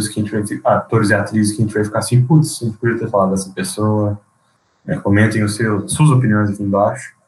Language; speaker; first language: Portuguese; native; Portuguese